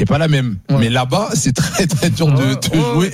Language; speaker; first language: French; native; French